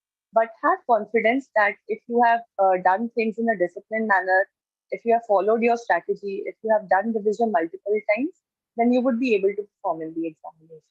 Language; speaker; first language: English; non-native, local second language; Hindi